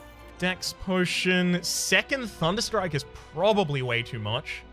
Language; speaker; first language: English; native; English